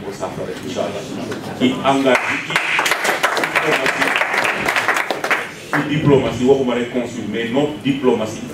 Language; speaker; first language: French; non-native, local second language; Wolof